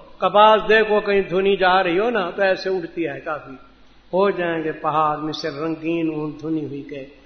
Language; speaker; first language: Urdu; native; Urdu